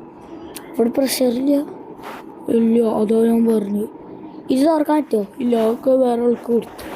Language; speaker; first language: Malayalam; native; Malayalam